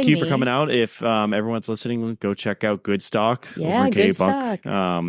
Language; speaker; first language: English; native; English